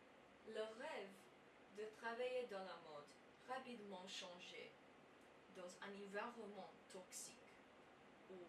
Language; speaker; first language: French; non-native, learner; English